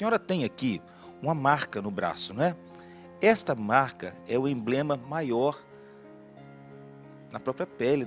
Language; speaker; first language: Portuguese; native; Portuguese